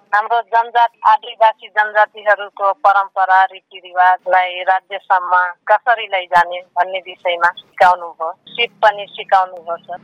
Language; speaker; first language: Nepali; non-native, local second language; Dangaura Tharu